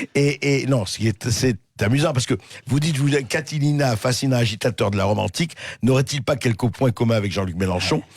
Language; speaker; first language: French; native; French